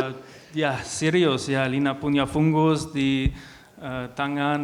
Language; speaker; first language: Indonesian; non-native, learner; German